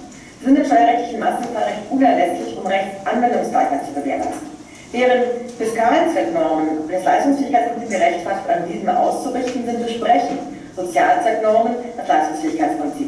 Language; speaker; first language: German; native; German